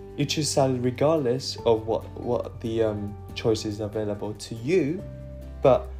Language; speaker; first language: English; non-native, fluent; Japanese